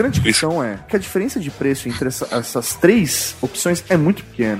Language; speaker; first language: Portuguese; native; Portuguese